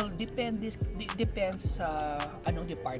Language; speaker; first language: Filipino; native; Filipino